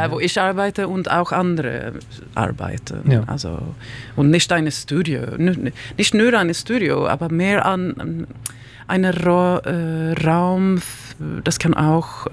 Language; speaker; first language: German; non-native, learner; Swedish